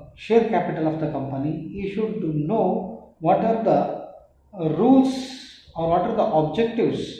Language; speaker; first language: English; non-native, local second language; Kannada